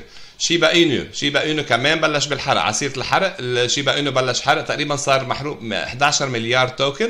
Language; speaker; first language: Arabic; native; Arabic